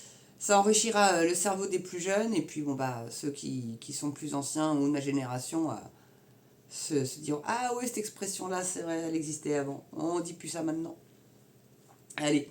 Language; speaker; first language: French; native; French